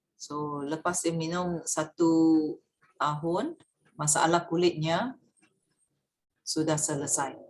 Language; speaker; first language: Malay; native; Malay